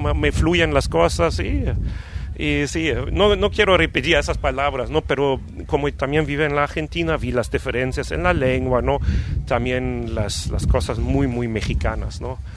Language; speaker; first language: Spanish; non-native, fluent; German